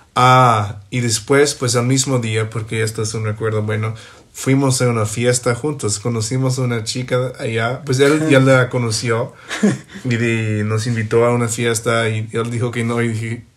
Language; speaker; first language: Spanish; non-native, fluent; English